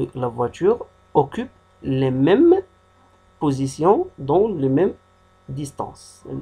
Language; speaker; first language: French; non-native, local second language; Arabic